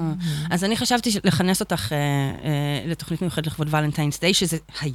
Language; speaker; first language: Hebrew; native; Hebrew